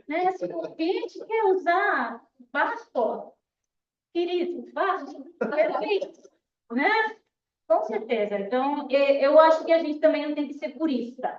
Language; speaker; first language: Portuguese; non-native, fluent; Spanish